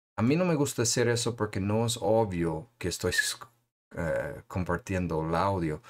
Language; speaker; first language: Spanish; non-native, fluent; English